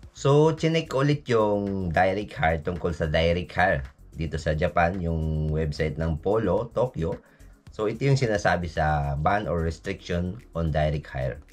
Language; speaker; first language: Filipino; native; Filipino